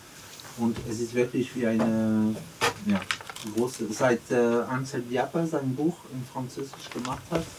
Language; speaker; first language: German; non-native, learner; French